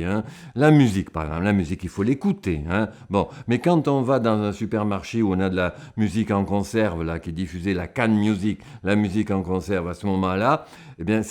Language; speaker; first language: French; native; French